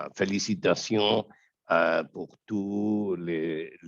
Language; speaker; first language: French; non-native, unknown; Spanish